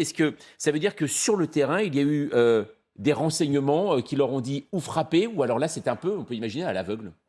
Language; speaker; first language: French; native; French